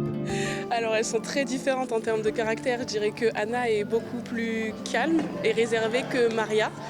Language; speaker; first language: French; native; French